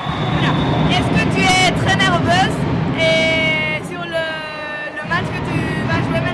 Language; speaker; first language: French; non-native, learner; Spanish